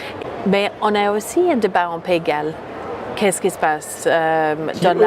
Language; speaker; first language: French; non-native, fluent; English